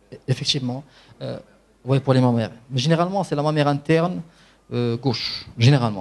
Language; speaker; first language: French; non-native, local second language; Arabic